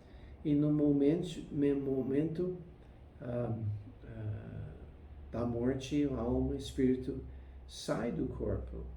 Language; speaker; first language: Portuguese; non-native, fluent; English